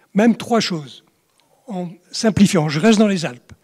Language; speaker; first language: French; native; French